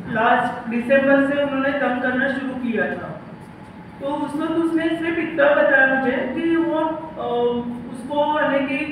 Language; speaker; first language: Hindi; non-native, local second language; Marathi